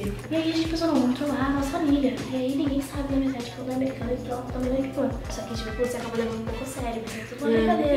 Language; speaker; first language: Portuguese; native; Portuguese